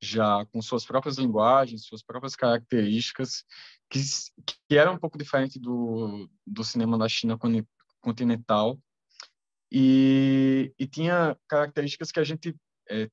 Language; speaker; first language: Portuguese; native; Portuguese